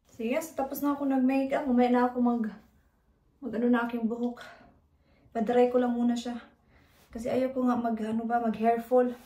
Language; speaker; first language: Filipino; native; Filipino